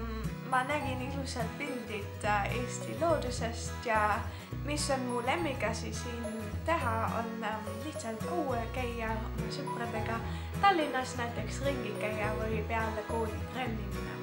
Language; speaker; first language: Estonian; non-native, learner; German